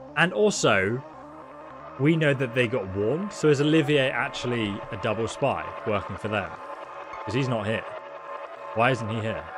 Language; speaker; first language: English; native; English